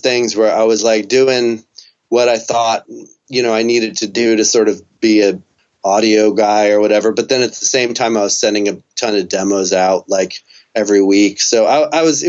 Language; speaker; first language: English; native; English